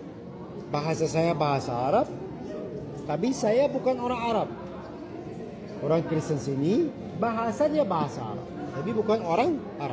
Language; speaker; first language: Indonesian; non-native, fluent; Arabic